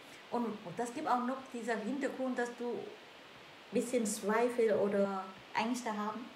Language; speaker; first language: German; non-native, learner; Vietnamese